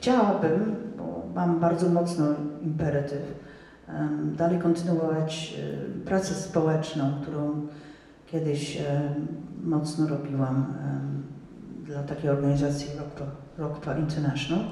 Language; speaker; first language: Polish; non-native, fluent; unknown